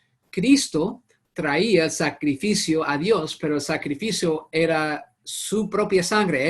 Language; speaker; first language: Spanish; non-native, fluent; English